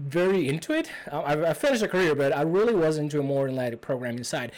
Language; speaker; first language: English; non-native, fluent; Spanish